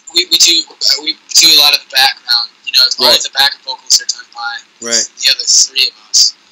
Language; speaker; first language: English; native; English